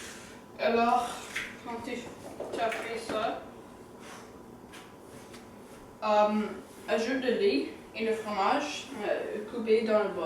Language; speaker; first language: French; non-native, learner; English